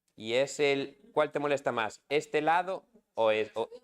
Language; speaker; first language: Spanish; native; Spanish